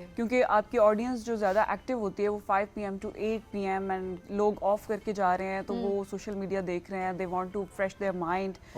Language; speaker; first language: Urdu; non-native, local second language; Punjabi